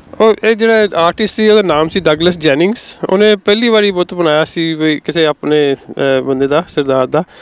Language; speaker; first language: Punjabi; early bilingual, heritage; Punjabi